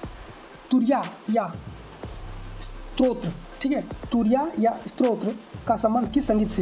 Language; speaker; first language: Hindi; native; Hindi